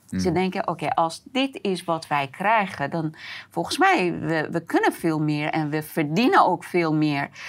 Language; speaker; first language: Dutch; non-native, fluent; Persian